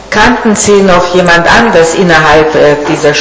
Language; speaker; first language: German; non-native, fluent; Italian